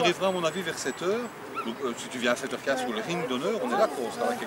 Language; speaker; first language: French; native; French